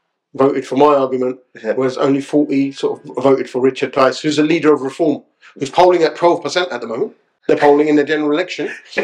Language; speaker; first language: English; native; English